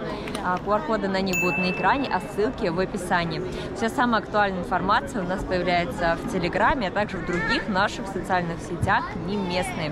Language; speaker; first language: Russian; native; Russian